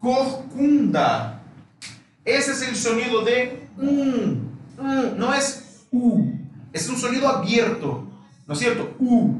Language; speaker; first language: Spanish; non-native, fluent; Portuguese